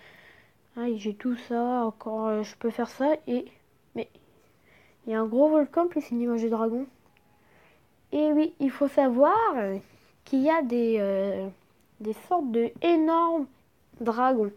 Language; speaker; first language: French; native; French